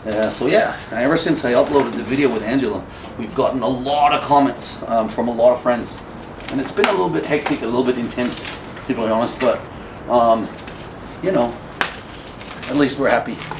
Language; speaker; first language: English; native; English